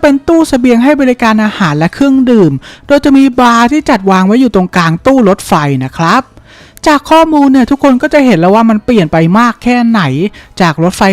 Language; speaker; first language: Thai; native; Thai